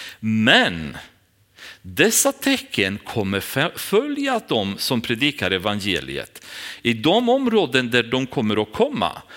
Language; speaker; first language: Swedish; non-native, fluent; Romanian